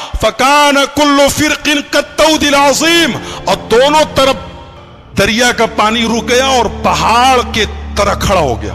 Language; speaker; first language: Urdu; native; Urdu